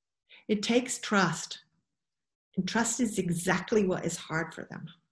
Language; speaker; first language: English; native; English